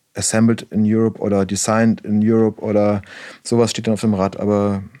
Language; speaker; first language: German; native; German